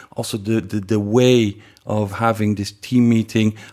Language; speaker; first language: English; non-native, fluent; Dutch